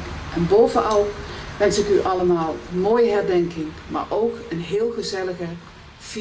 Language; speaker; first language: Dutch; native; Dutch